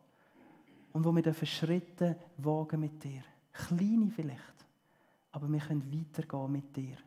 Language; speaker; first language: German; early bilingual, heritage; German